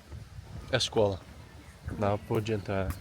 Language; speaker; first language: Portuguese; non-native, learner; Dutch